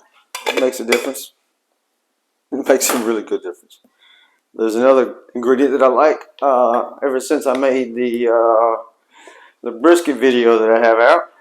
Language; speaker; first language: English; native; English